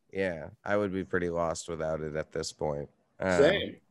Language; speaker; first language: English; native; English